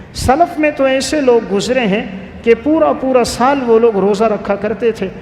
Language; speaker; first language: Urdu; native; Urdu